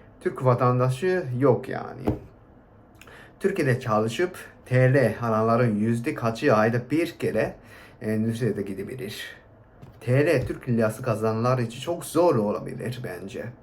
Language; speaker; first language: Turkish; non-native, fluent; Japanese